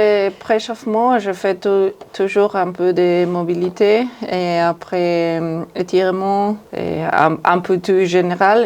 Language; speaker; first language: French; non-native, fluent; Spanish